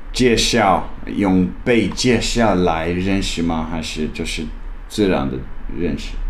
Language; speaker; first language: Chinese; non-native, learner; English